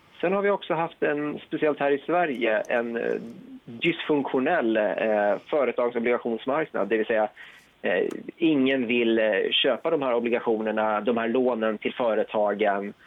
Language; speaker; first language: Swedish; native; Swedish